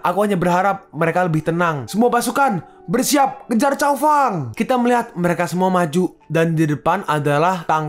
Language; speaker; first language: Indonesian; native; Indonesian